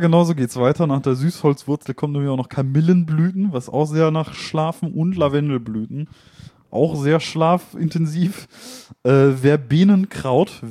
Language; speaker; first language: German; native; German